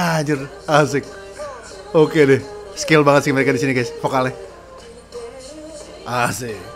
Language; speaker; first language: Indonesian; native; Indonesian